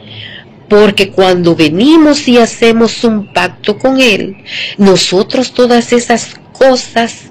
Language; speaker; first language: Spanish; native; Spanish